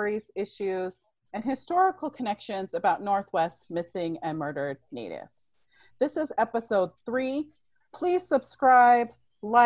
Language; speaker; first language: English; native; English